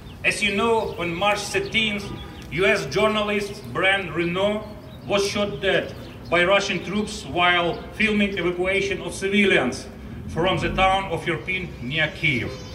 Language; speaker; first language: English; non-native, fluent; Ukrainian